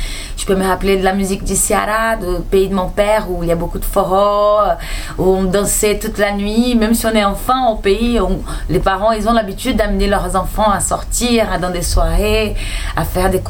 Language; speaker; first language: French; non-native, fluent; Portuguese